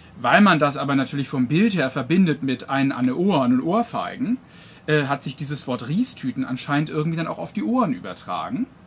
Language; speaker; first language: German; native; German